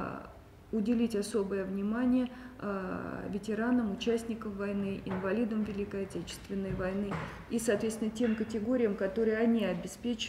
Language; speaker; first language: Russian; native; Russian